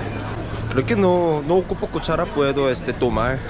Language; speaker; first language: Spanish; non-native, learner; Korean